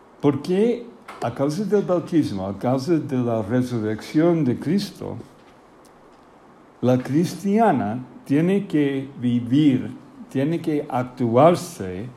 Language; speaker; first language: Spanish; non-native, fluent; English